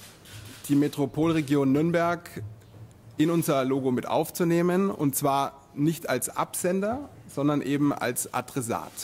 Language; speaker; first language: German; native; German